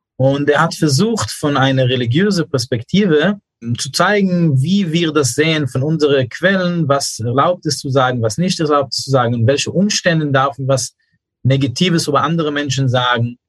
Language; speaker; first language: German; non-native, fluent; English